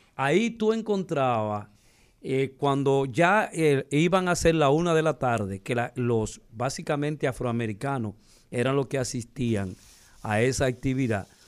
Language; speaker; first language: Spanish; native; Spanish